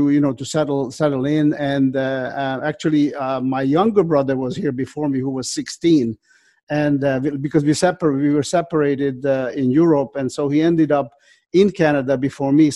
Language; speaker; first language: English; non-native, fluent; Slovak